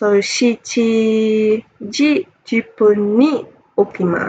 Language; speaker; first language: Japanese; non-native, fluent; English